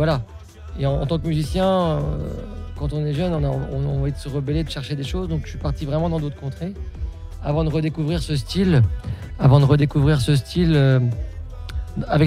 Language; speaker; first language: French; native; French